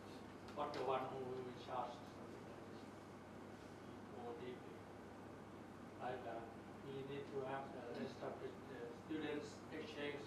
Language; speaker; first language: English; non-native, learner; Thai